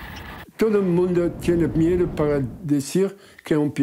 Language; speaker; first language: Spanish; non-native, learner; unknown